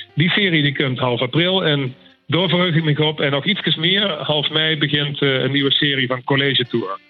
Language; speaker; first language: Dutch; native; Dutch